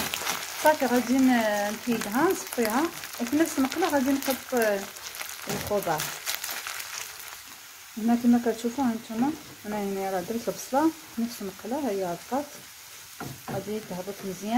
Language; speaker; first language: Arabic; native; Arabic